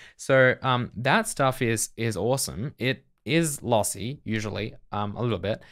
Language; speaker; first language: English; native; English